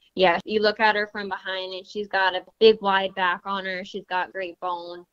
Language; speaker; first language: English; native; English